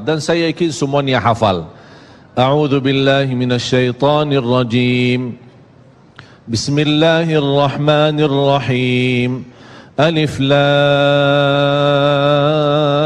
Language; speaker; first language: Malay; native; Malay